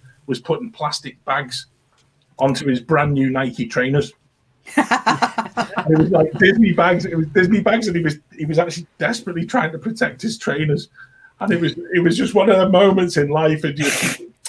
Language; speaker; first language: English; native; English